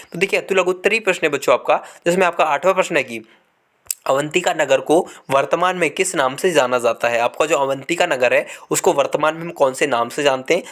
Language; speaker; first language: Hindi; native; Hindi